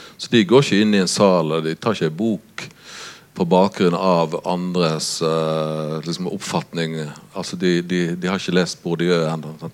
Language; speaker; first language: Norwegian; native; Norwegian